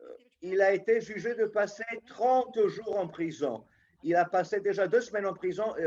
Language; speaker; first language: French; non-native, local second language; Serbian